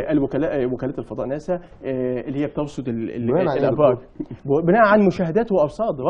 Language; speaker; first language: Arabic; native; Arabic